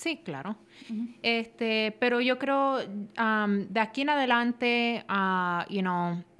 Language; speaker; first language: Spanish; early bilingual, heritage; Spanish